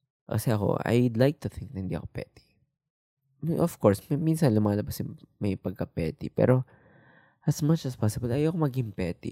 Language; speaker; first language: English; non-native, local second language; Filipino